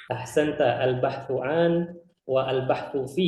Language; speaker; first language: Arabic; non-native, fluent; Indonesian